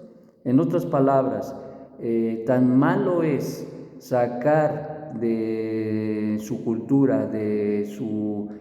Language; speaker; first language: Spanish; native; Spanish